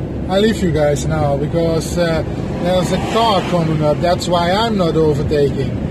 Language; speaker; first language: English; non-native, fluent; Dutch